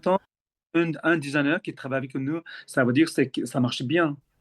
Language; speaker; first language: French; non-native, fluent; Korean